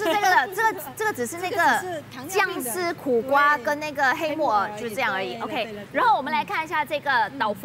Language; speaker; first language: Chinese; native; Chinese